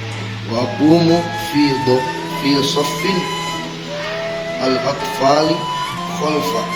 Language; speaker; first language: Arabic; non-native, learner; Indonesian